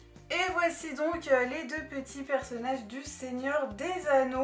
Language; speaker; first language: French; native; French